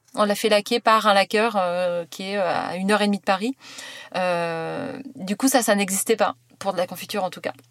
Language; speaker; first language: French; native; French